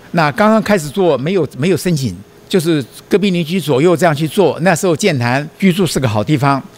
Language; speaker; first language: Chinese; native; Chinese